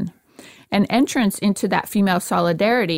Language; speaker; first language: English; native; English